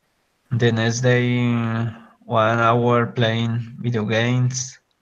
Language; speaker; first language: English; non-native, learner; Spanish